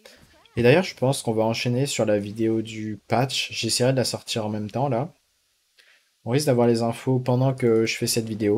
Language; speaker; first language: French; native; French